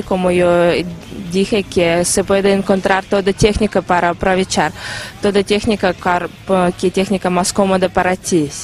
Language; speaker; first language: Spanish; non-native, learner; Russian